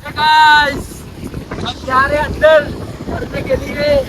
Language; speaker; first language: Hindi; non-native, local second language; Gujarati